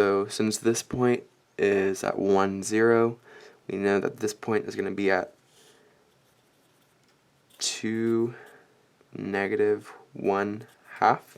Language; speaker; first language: English; native; English